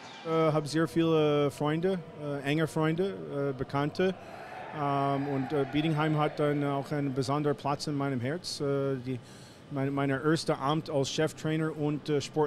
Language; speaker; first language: German; non-native, fluent; English